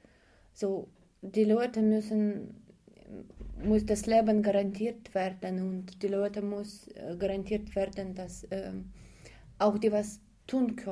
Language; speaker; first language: German; non-native, learner; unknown